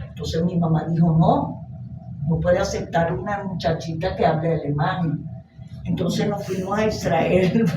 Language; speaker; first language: Spanish; early bilingual, other home language; Hebrew